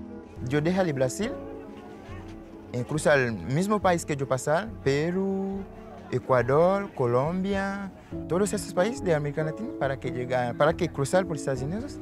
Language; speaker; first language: Spanish; non-native, learner; Haitian Creole